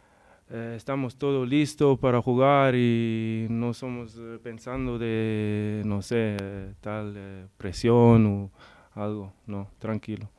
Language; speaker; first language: Spanish; non-native, learner; English